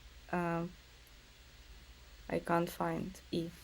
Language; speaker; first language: English; non-native, learner; Russian